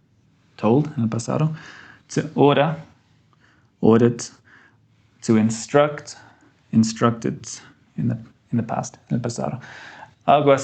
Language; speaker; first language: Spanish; non-native, fluent; English